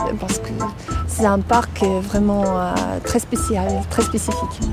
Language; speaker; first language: French; non-native, fluent; Russian